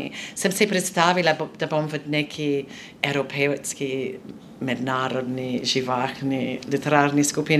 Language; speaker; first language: Slovenian; non-native, fluent; English